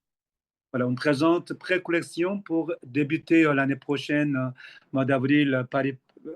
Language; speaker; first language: French; non-native, fluent; Korean